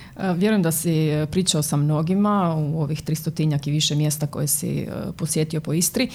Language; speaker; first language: Croatian; native; Croatian